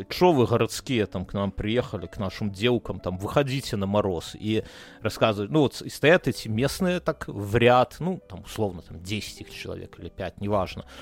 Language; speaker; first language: Russian; non-native, local second language; Belarusian